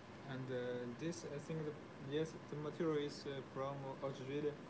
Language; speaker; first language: English; non-native, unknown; Chinese